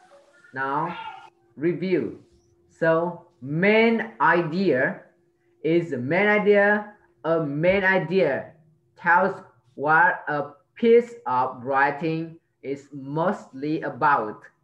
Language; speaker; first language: English; non-native, learner; Vietnamese